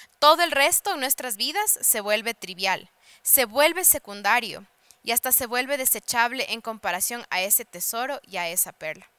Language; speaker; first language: Spanish; early bilingual, heritage; Spanish